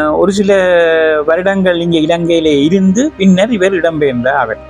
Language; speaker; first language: Tamil; native; Tamil